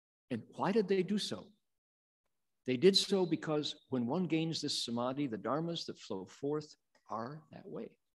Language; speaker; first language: English; native; English